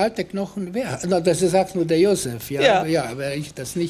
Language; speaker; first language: German; non-native, fluent; Hungarian